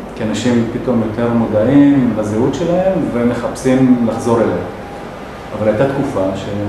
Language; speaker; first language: Hebrew; non-native, local second language; Arabic